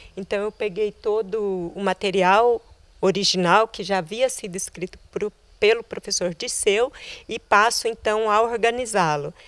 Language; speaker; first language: Portuguese; native; Portuguese